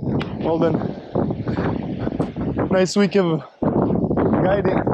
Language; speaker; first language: English; non-native, learner; French